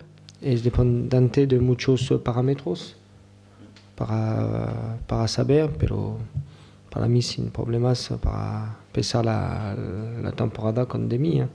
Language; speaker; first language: Spanish; non-native, learner; French